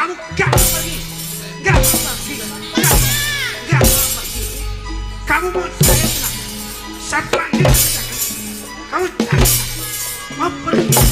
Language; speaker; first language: Indonesian; non-native, local second language; Javanese